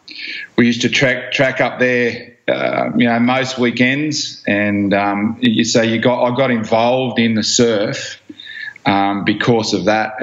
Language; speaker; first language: English; native; English